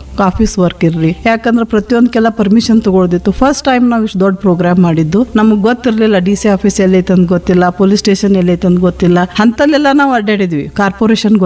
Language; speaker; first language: Kannada; native; Kannada